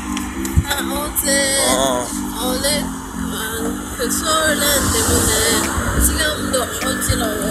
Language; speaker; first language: Korean; non-native, learner; Chinese